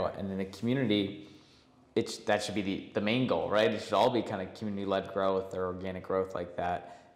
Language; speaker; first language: English; native; English